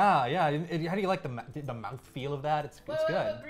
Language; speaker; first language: English; native; English